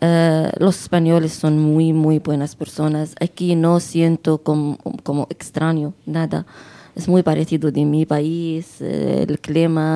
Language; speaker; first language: Spanish; non-native, fluent; Arabic